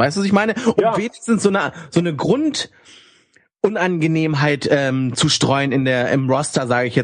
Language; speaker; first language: German; native; German